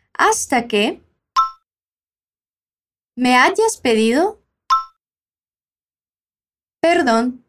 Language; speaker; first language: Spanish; non-native, fluent; Portuguese